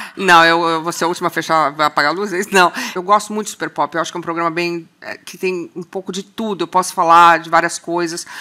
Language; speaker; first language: Portuguese; native; Portuguese